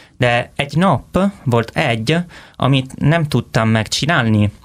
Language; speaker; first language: Hungarian; non-native, learner; Italian